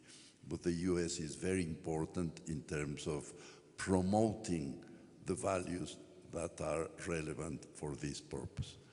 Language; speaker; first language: English; non-native, fluent; Spanish